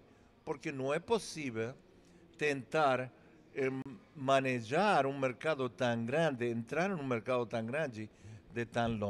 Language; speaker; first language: Portuguese; non-native, fluent; English